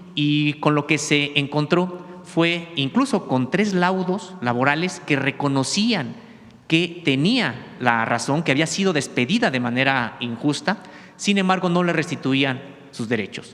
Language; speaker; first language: Spanish; native; Spanish